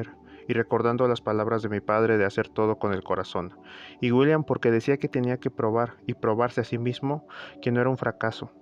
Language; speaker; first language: Spanish; native; Spanish